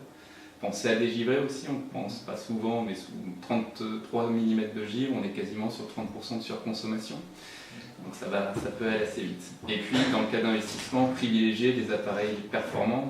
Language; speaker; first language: French; native; French